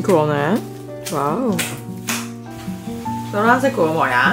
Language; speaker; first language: Korean; non-native, fluent; Cantonese